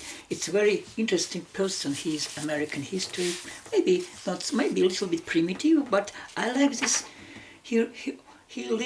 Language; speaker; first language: English; non-native, learner; Russian